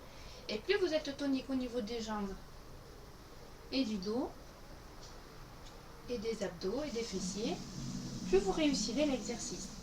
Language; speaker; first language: French; native; French